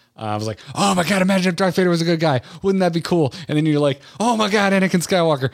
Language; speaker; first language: English; native; English